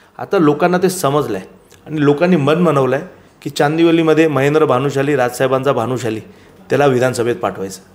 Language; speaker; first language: Marathi; non-native, local second language; Gujarati